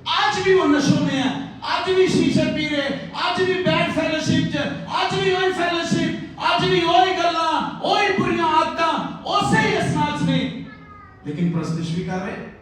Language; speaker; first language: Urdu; non-native, local second language; Punjabi